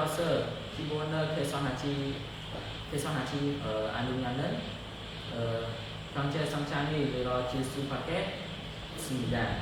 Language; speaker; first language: Korean; non-native, learner; Khmer